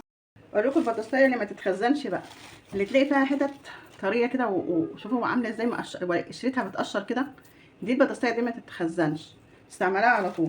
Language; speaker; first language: Arabic; native; Arabic